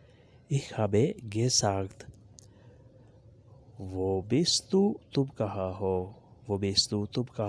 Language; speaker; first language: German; non-native, learner; Urdu